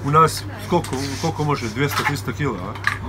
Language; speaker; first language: Russian; non-native, learner; Serbian